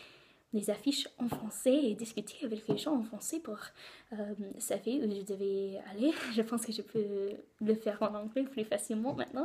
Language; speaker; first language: French; non-native, learner; English